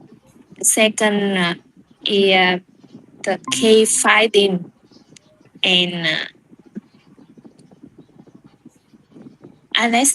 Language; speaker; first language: English; non-native, learner; Vietnamese